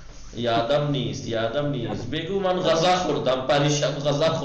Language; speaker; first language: Persian; non-native, fluent; Urdu